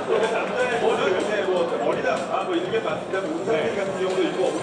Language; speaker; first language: Korean; native; Korean